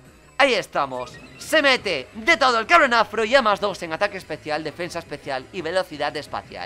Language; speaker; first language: Spanish; native; Spanish